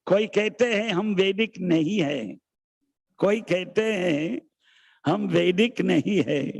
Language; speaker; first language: Hindi; non-native, fluent; English